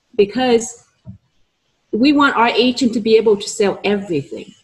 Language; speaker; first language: English; non-native, fluent; Vietnamese